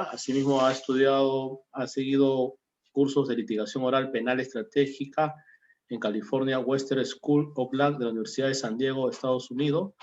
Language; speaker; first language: Spanish; native; Spanish